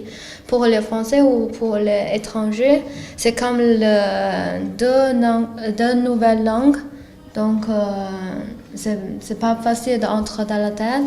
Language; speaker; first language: French; non-native, learner; Chinese